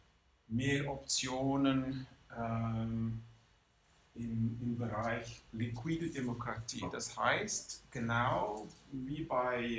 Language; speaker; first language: German; non-native, fluent; English